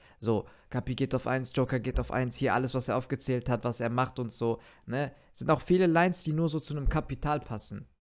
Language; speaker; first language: German; early bilingual, other home language; Turkish